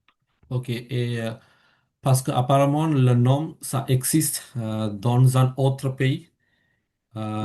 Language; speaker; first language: French; non-native, fluent; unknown